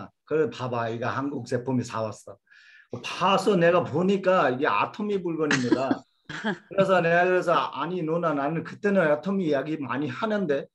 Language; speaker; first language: Korean; non-native, fluent; Bangla